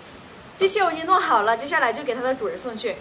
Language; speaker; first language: Chinese; native; Chinese